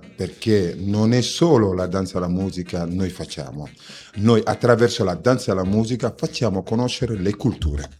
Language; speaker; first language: Italian; non-native, fluent; Wolof